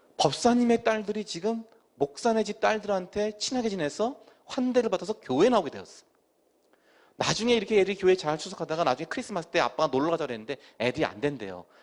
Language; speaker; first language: Korean; native; Korean